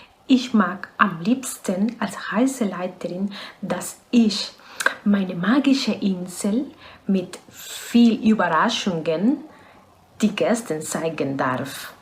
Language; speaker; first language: German; non-native, fluent; Spanish